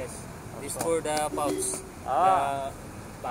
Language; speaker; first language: English; non-native, local second language; Cebuano